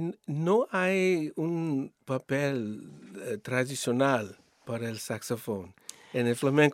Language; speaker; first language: Spanish; early bilingual, heritage; Spanish